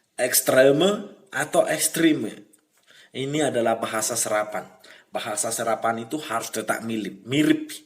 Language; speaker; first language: Indonesian; native; Indonesian